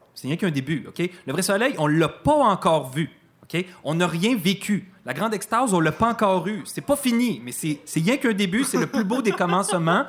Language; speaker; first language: French; native; French